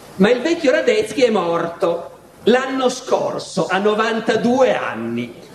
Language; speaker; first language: Italian; native; Italian